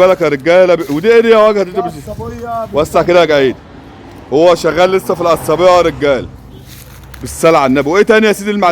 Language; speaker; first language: Arabic; native; Arabic